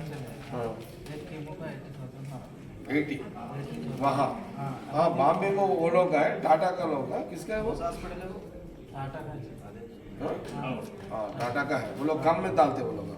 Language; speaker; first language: Hindi; non-native, local second language; Telugu